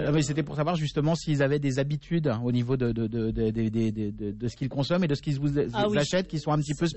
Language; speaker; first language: French; native; French